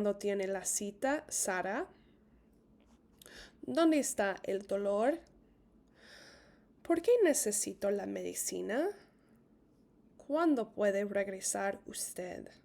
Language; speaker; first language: Spanish; non-native, fluent; English